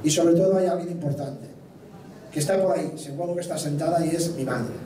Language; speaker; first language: Spanish; non-native, local second language; Catalan